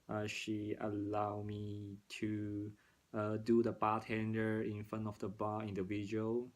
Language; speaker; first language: English; non-native, learner; Cantonese